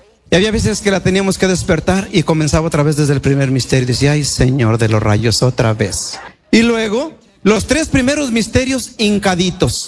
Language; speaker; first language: Spanish; native; Spanish